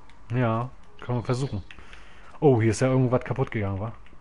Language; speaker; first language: German; native; German